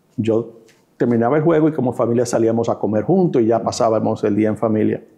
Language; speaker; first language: Spanish; early bilingual, heritage; Spanish